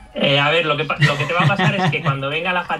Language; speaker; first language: Spanish; native; Spanish